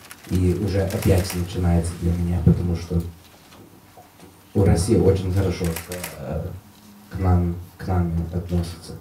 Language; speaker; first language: Russian; non-native, learner; English